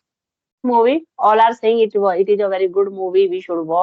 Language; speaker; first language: English; non-native, local second language; Hindi